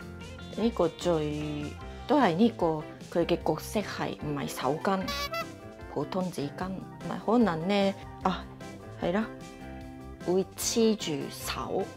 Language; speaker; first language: Cantonese; non-native, fluent; Japanese